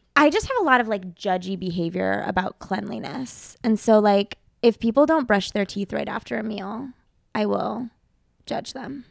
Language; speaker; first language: English; native; English